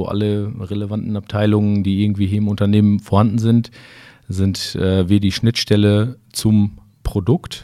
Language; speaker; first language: German; native; German